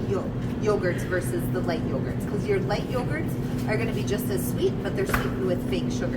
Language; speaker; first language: English; native; English